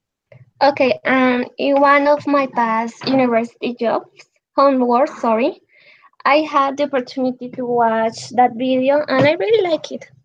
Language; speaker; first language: English; non-native, learner; Spanish